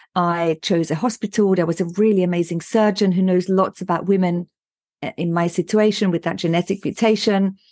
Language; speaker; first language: English; non-native, fluent; German